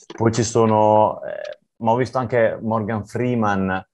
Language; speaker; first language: Italian; native; Italian